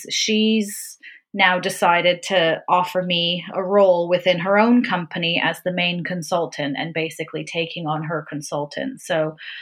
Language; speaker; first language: English; native; English